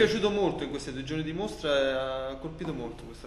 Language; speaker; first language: Italian; native; Italian